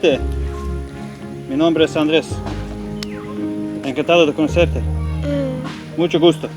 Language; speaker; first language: Spanish; non-native, learner; Serbian